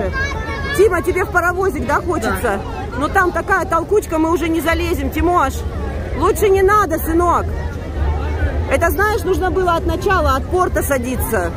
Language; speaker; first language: Russian; native; Russian